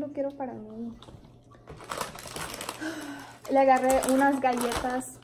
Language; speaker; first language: Spanish; early bilingual, heritage; Spanish